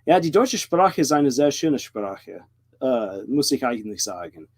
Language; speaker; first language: German; early bilingual, other home language; English